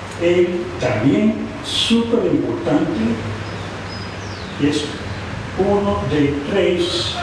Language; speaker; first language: Spanish; non-native, fluent; English